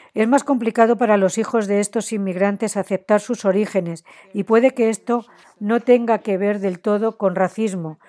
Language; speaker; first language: Spanish; non-native, fluent; Chinese